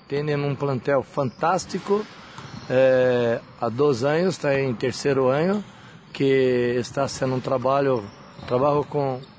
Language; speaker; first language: Portuguese; non-native, learner; Spanish